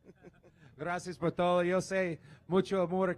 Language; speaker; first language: Spanish; non-native, learner; English